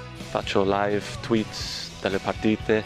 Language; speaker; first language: Italian; early bilingual, heritage; English